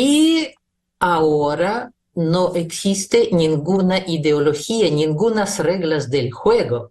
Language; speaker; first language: Spanish; non-native, fluent; Russian